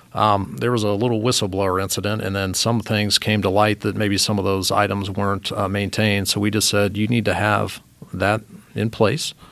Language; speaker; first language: English; native; English